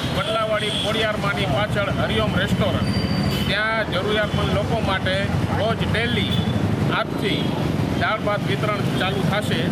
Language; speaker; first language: Gujarati; non-native, local second language; Sindhi